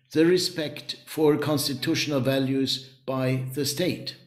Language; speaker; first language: English; non-native, fluent; German